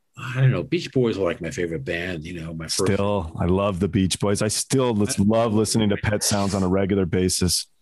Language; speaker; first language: English; native; English